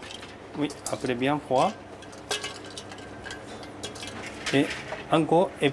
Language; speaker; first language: French; non-native, learner; Japanese